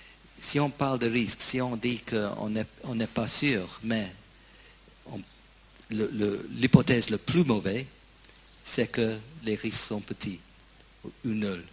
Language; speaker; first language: French; non-native, fluent; English